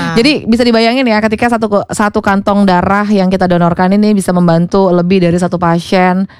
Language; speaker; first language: Indonesian; native; Indonesian